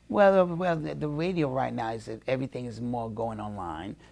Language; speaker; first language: English; early bilingual, other home language; Haitian Creole